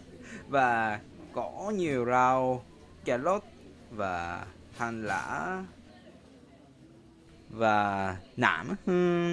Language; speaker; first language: Vietnamese; non-native, learner; Japanese